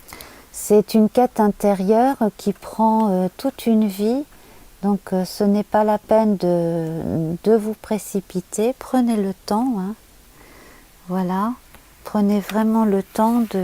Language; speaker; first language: French; native; French